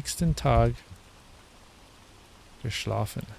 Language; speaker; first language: German; non-native, learner; English